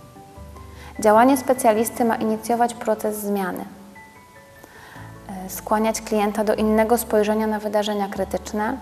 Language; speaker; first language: Polish; native; Polish